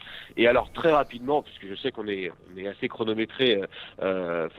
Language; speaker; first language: French; native; French